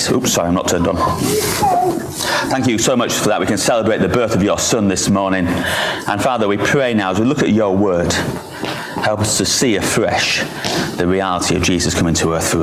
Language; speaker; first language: English; native; English